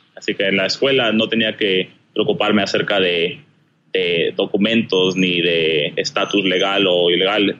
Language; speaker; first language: Spanish; early bilingual, heritage; Spanish